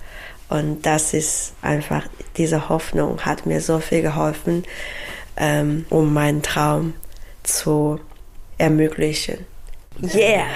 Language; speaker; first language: German; non-native, learner; Chinese